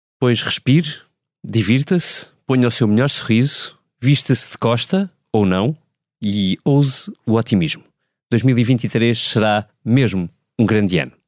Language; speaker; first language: Portuguese; native; Portuguese